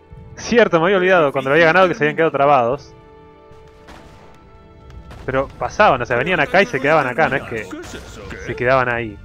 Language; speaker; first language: Spanish; native; Spanish